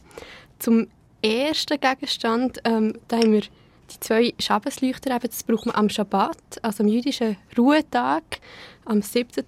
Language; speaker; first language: German; early bilingual, other home language; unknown